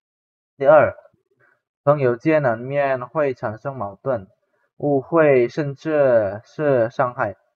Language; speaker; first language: Chinese; non-native, fluent; Indonesian